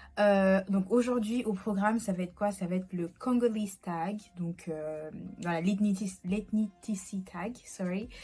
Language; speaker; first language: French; early bilingual, other home language; Lingala